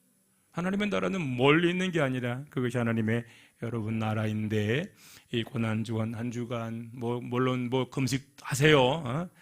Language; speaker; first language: Korean; native; Korean